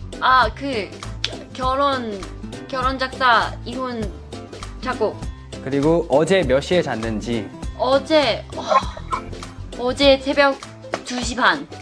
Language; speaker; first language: Korean; early bilingual, heritage; Korean